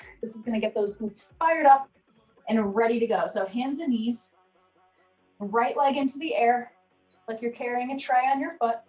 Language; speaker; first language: English; native; English